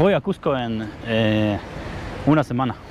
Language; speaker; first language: Spanish; non-native, learner; Polish